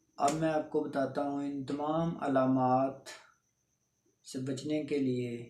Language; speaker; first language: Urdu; non-native, local second language; Punjabi